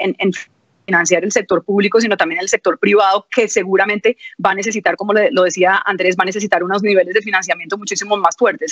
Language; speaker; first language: Spanish; native; Spanish